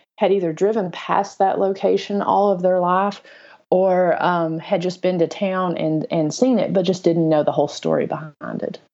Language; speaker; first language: English; native; English